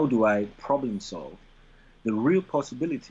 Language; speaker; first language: English; non-native, local second language; Yoruba